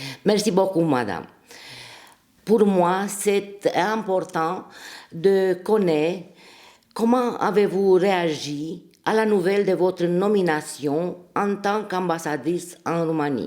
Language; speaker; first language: French; non-native, fluent; Romanian